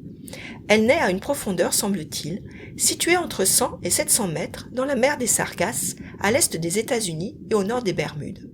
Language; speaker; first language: French; native; French